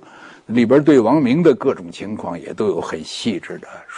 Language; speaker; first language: Chinese; native; Chinese